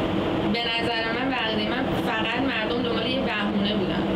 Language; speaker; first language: Persian; native; Persian